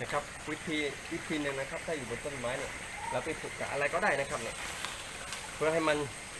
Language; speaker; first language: Thai; non-native, local second language; Pattani Malay